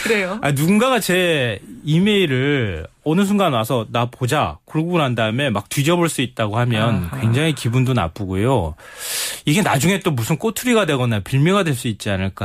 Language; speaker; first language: Korean; native; Korean